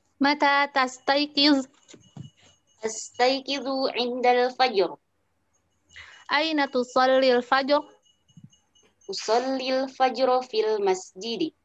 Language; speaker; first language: Arabic; non-native, learner; Indonesian